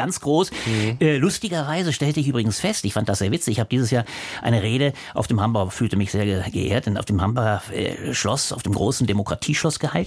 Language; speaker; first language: German; native; German